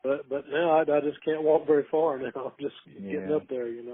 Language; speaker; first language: English; native; English